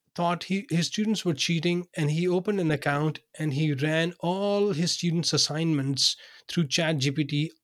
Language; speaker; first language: English; non-native, local second language; Urdu